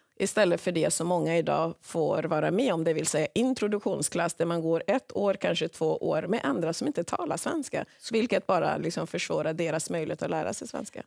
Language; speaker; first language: Swedish; early bilingual, other home language; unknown